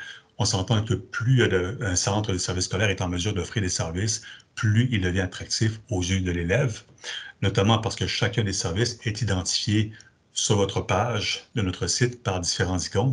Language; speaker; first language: French; native; French